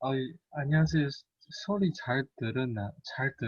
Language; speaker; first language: Korean; non-native, learner; Chinese